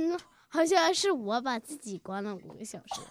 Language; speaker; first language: Chinese; early bilingual, heritage; Chinese